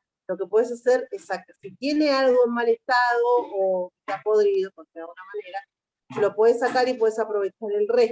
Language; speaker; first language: Spanish; native; Spanish